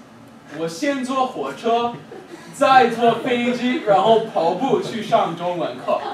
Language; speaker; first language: Chinese; non-native, learner; English